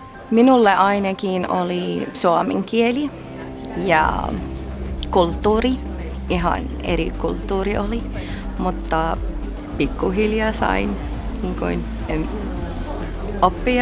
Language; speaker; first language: Finnish; non-native, learner; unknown